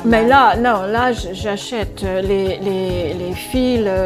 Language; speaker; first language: French; non-native, fluent; English